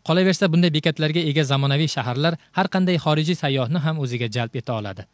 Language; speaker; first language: Uzbek; native; Uzbek